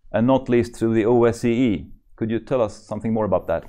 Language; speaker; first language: English; non-native, fluent; Swedish